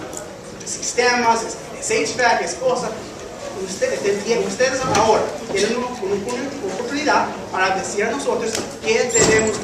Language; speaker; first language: Spanish; early bilingual, heritage; English